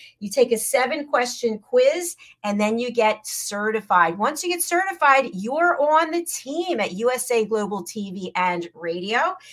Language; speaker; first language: English; native; English